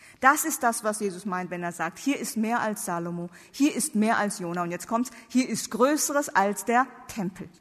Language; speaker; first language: German; non-native, fluent; Korean